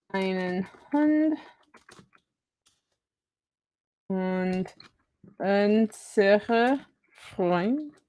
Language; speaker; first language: German; non-native, learner; English